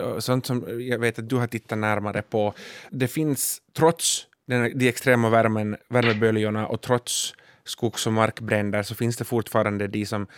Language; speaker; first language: Swedish; native; Swedish